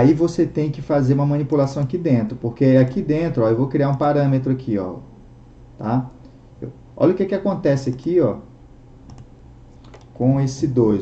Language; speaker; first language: Portuguese; native; Portuguese